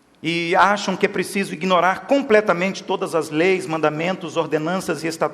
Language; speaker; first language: Portuguese; native; Portuguese